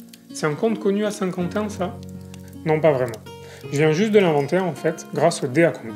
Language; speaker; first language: French; native; French